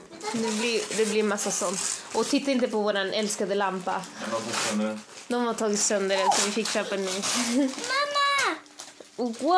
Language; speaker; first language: Swedish; native; Swedish